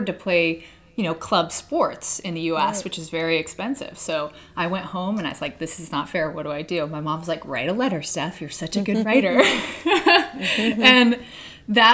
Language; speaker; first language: English; native; English